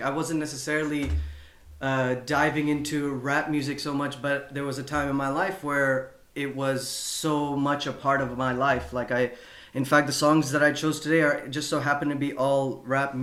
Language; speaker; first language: English; non-native, local second language; Urdu